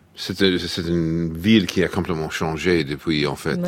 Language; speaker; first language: French; non-native, fluent; English